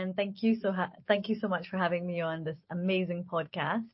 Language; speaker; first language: English; native; English